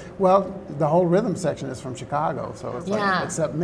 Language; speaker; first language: English; native; English